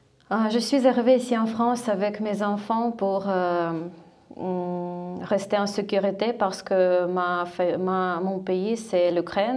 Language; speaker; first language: French; non-native, fluent; Ukrainian